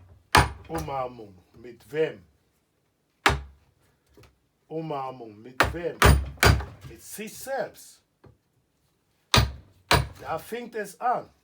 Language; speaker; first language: German; non-native, learner; Igbo